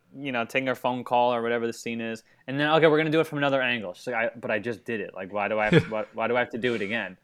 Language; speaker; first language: English; native; English